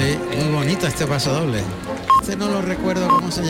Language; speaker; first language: Spanish; native; Spanish